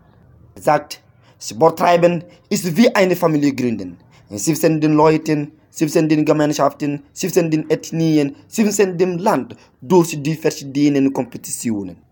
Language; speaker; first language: German; non-native, learner; French